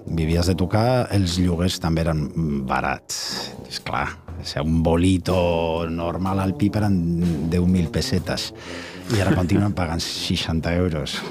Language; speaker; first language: Catalan; non-native, local second language; Spanish